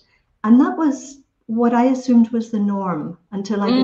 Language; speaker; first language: English; native; English